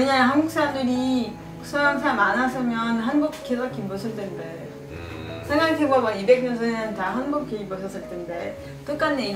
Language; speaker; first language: Korean; non-native, fluent; French